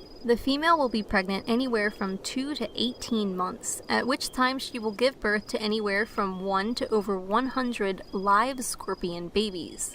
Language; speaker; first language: English; native; English